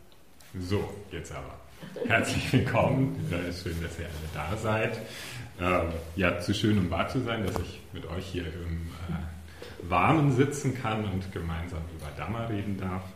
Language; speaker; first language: German; native; German